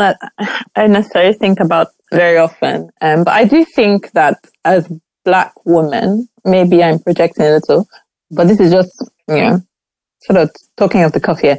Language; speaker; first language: English; non-native, local second language; Igbo